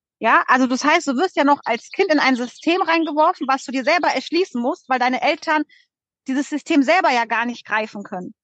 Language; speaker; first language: German; early bilingual, other home language; Polish